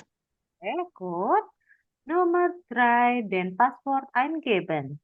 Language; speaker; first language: German; non-native, learner; Indonesian